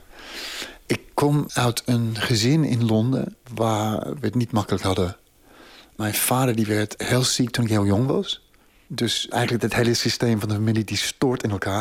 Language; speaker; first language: Dutch; non-native, fluent; English